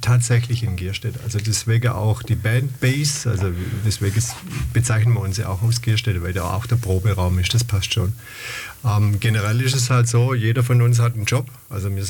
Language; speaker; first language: German; native; German